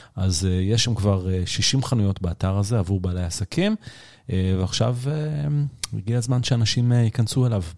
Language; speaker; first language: Hebrew; native; Hebrew